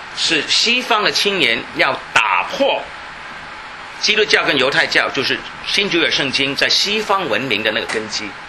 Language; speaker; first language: Chinese; non-native, local second language; Cantonese